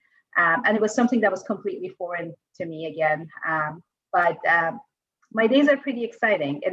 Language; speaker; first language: English; non-native, fluent; Persian